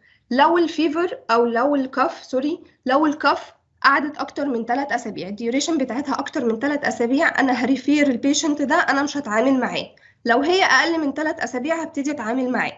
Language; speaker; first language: Arabic; native; Arabic